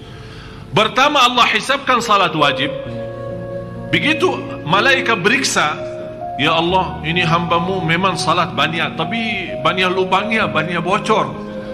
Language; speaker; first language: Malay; non-native, fluent; Arabic